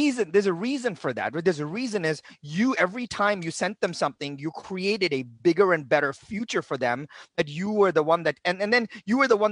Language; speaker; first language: English; non-native, local second language; Tamil